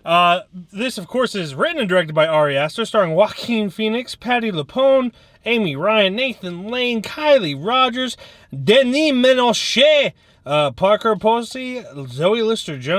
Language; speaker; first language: English; native; English